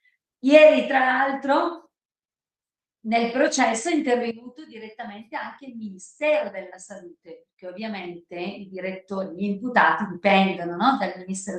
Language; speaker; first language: Italian; native; Italian